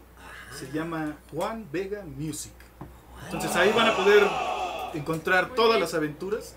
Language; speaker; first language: Spanish; native; Spanish